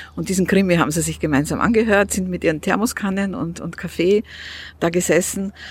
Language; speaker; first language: German; early bilingual, other home language; Russian